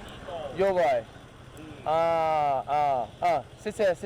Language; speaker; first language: Chinese; non-native, learner; English